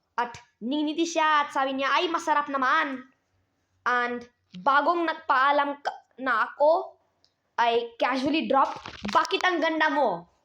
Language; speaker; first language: Filipino; non-native, learner; Hindi